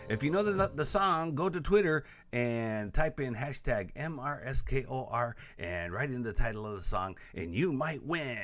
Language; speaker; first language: English; native; English